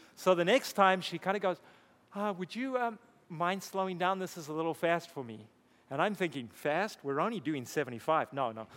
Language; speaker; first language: English; native; English